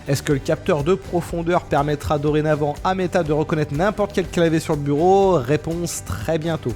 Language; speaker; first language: French; native; French